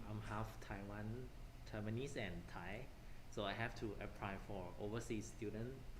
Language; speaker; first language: English; non-native, fluent; Thai